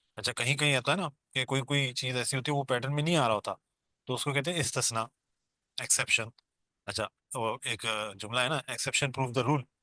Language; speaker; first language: Urdu; non-native, local second language; Baluchi